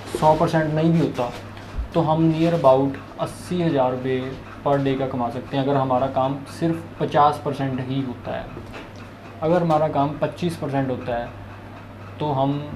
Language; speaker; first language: Hindi; non-native, local second language; Punjabi